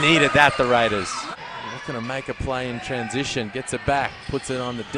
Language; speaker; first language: English; native; English